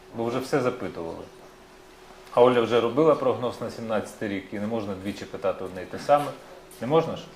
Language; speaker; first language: Ukrainian; native; Ukrainian